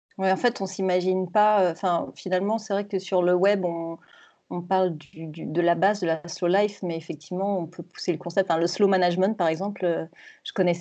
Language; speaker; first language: French; native; French